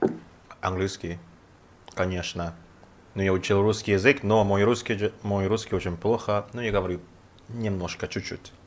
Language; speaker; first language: Russian; non-native, learner; Indonesian